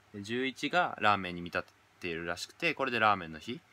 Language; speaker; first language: Japanese; native; Japanese